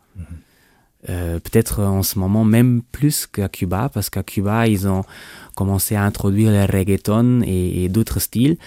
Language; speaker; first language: French; non-native, local second language; Luxembourgish